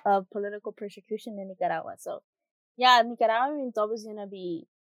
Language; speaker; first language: English; early bilingual, other home language; Spanish